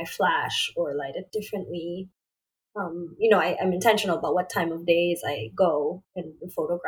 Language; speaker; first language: English; non-native, local second language; Filipino